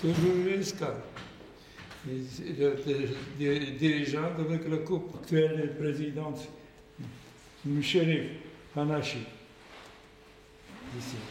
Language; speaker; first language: French; non-native, learner; Polish